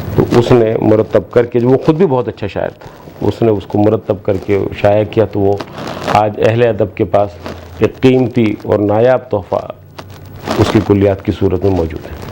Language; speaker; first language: Urdu; native; Urdu